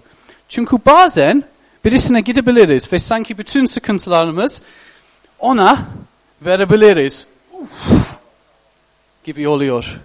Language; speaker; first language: Turkish; non-native, fluent; English